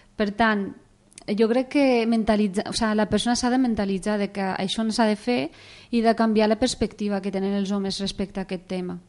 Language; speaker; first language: Catalan; early bilingual, other home language; Arabic